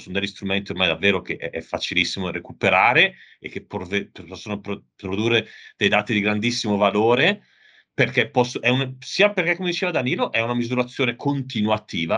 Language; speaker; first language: Italian; native; Italian